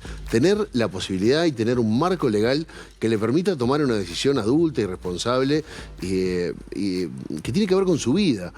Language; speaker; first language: Spanish; native; Spanish